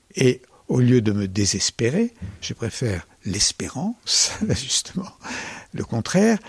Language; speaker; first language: French; native; French